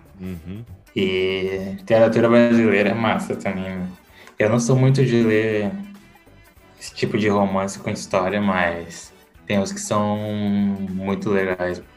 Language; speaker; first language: Portuguese; native; Portuguese